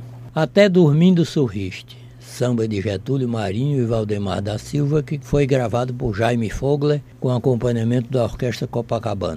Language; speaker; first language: Portuguese; native; Portuguese